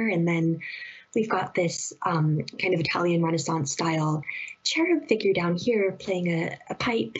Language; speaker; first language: English; native; English